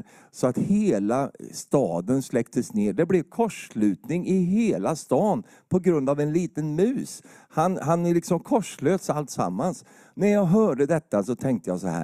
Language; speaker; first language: Swedish; native; Swedish